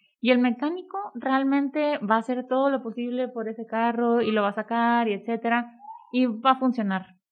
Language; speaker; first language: Spanish; native; Spanish